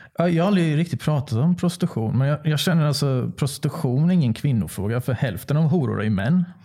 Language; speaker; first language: Swedish; early bilingual, other home language; Bosnian